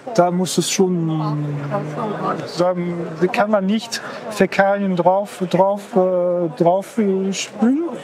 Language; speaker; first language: German; non-native, fluent; French